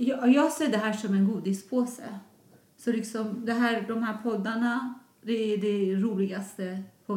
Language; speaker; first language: Swedish; non-native, fluent; Persian